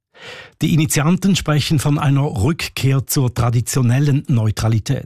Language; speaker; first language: German; native; German